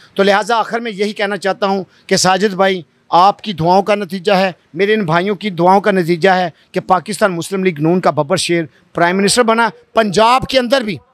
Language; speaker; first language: Urdu; non-native, local second language; Punjabi